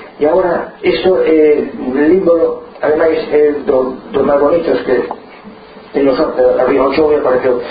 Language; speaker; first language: Galician; non-native, local second language; Spanish